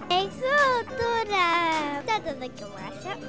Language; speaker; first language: Greek; early bilingual, heritage; Greek